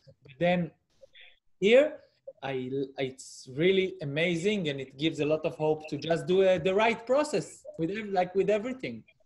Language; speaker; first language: English; non-native, fluent; Hebrew